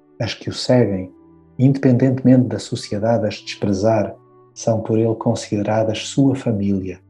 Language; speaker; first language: Portuguese; native; Portuguese